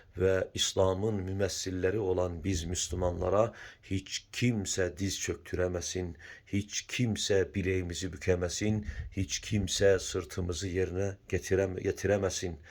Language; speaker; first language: Turkish; native; Turkish